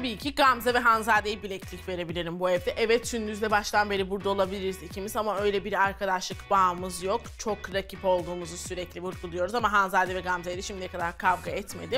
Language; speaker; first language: Turkish; native; Turkish